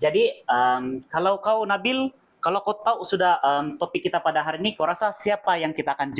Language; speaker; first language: Malay; native; Malay